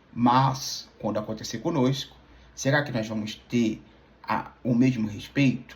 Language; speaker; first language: Portuguese; native; Portuguese